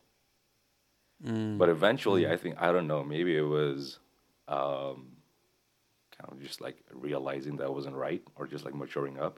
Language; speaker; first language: English; non-native, local second language; Nepali